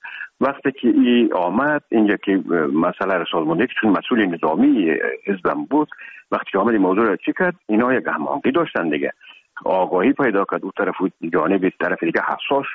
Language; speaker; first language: Persian; native; Persian